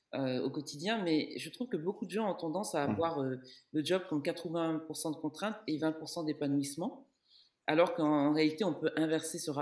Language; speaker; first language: French; native; French